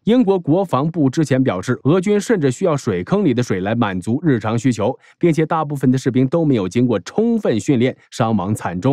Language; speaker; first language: Chinese; native; Chinese